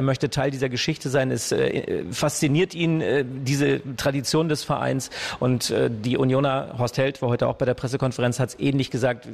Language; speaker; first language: German; native; German